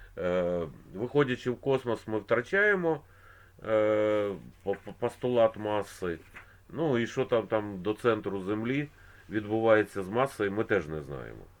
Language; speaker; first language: Ukrainian; non-native, local second language; Russian